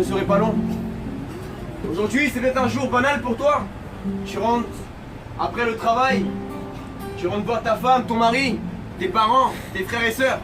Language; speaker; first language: French; native; French